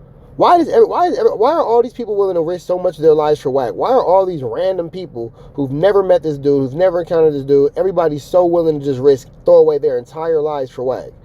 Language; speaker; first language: English; native; English